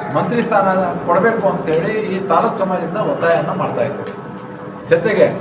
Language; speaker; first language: Kannada; non-native, local second language; Lambadi